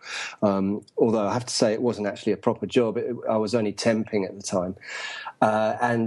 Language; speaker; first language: English; native; English